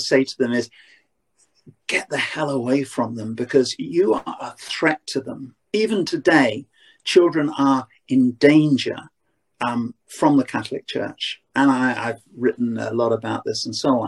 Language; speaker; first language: English; native; English